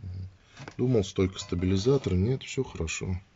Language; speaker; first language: Russian; native; Russian